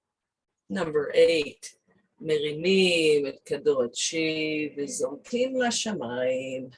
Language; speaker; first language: Hebrew; non-native, fluent; English